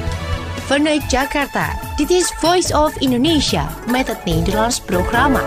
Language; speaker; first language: Dutch; non-native, learner; Indonesian